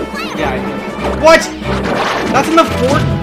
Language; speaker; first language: English; native; English